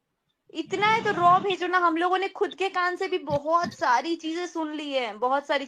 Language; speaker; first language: Hindi; native; Hindi